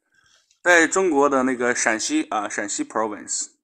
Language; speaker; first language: Chinese; native; Chinese